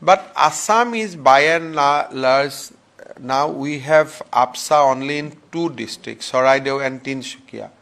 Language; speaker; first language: English; non-native, local second language; Assamese